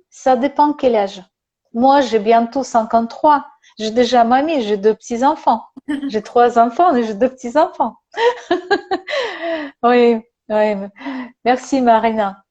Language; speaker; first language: French; non-native, learner; Russian